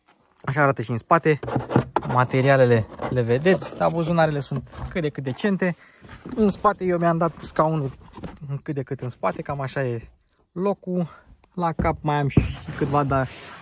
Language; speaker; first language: Romanian; native; Romanian